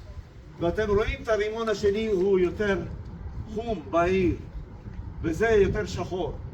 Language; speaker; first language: Hebrew; non-native, local second language; Armenian